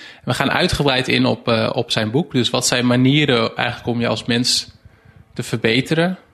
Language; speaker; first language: Dutch; native; Dutch